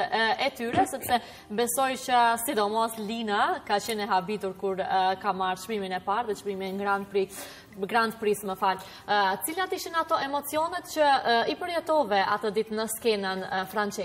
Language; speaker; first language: Albanian; native; Albanian